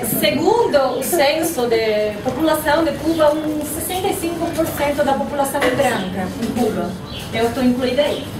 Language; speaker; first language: Portuguese; non-native, fluent; Spanish